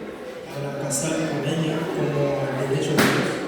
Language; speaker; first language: Spanish; non-native, fluent; Haitian Creole